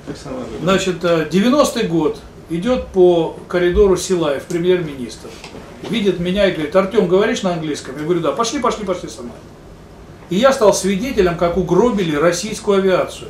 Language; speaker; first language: Russian; native; Russian